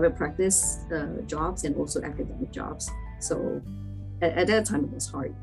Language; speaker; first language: English; non-native, local second language; Chinese